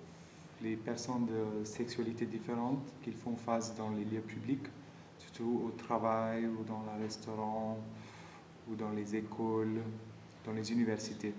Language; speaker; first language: French; non-native, fluent; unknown